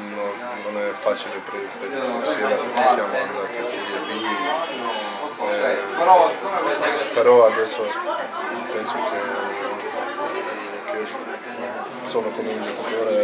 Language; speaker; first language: Italian; non-native, learner; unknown